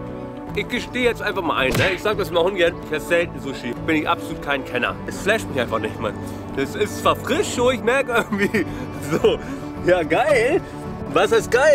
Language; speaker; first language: German; native; German